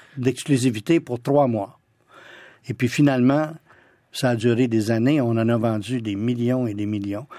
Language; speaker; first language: French; native; French